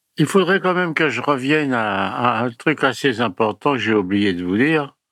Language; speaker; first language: French; early bilingual, other home language; Italian